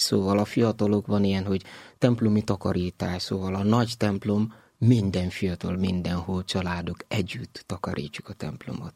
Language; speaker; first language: Hungarian; non-native, learner; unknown